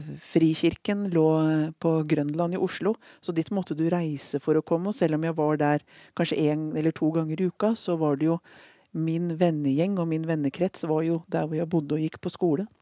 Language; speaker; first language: Norwegian; native; Norwegian